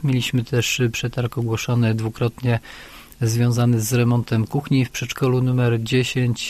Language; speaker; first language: Polish; native; Polish